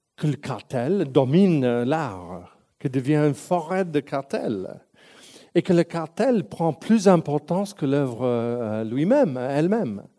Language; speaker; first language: French; non-native, local second language; English